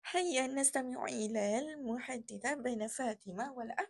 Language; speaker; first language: Arabic; non-native, fluent; Malay